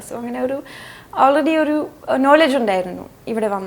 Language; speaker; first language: Malayalam; non-native, fluent; French